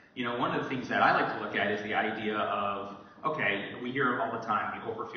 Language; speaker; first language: English; native; English